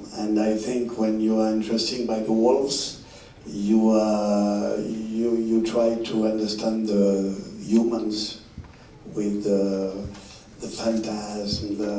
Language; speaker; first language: English; non-native, learner; French